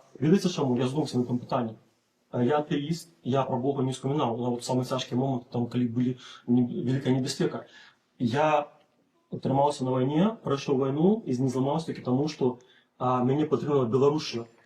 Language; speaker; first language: Belarusian; non-native, local second language; Russian